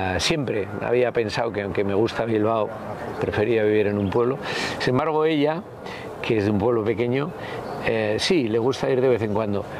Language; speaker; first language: Spanish; native; Spanish